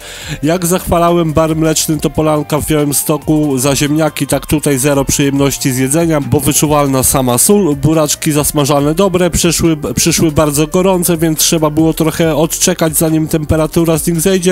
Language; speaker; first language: Polish; native; Polish